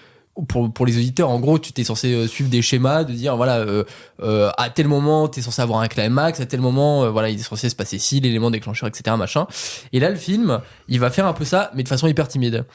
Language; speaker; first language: French; native; French